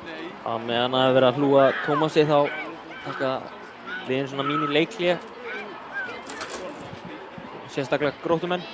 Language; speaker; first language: Icelandic; native; Icelandic